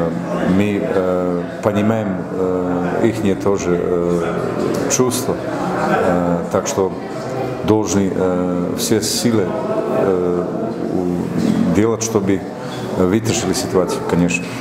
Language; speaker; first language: Russian; non-native, local second language; Uzbek